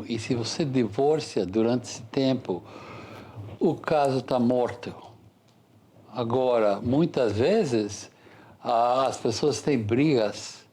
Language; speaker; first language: Portuguese; non-native, fluent; English